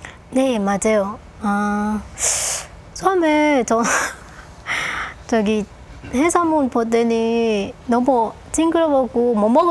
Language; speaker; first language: Korean; non-native, local second language; Lao